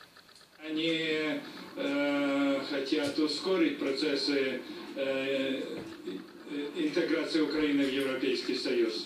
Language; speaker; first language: Ukrainian; non-native, learner; Slovak